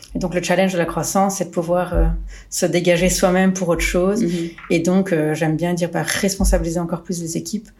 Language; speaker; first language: French; early bilingual, other home language; Portuguese